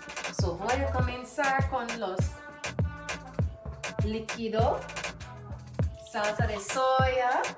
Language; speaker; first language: Spanish; non-native, learner; English